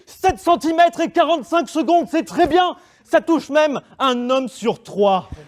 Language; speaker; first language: French; native; French